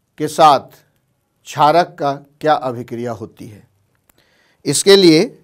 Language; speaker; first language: Hindi; native; Hindi